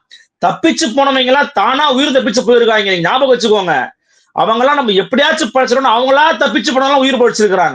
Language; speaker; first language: Tamil; native; Tamil